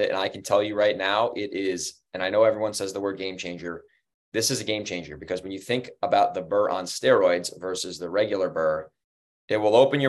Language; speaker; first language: English; native; English